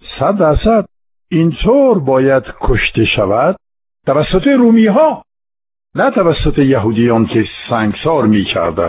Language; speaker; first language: Persian; non-native, fluent; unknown